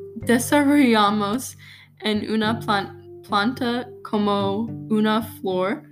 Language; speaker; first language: Spanish; non-native, learner; English